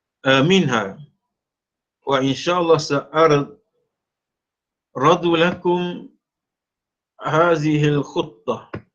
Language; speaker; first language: Arabic; non-native, fluent; Malay